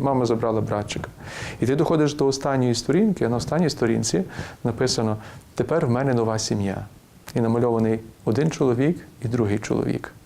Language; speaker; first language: Ukrainian; native; Ukrainian